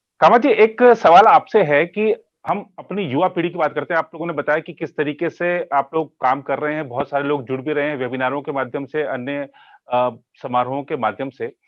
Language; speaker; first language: Hindi; native; Hindi